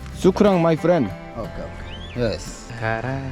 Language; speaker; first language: Korean; native; Korean